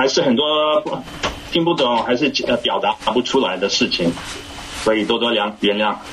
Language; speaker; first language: Chinese; early bilingual, heritage; English